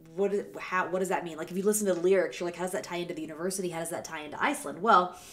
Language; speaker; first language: English; native; English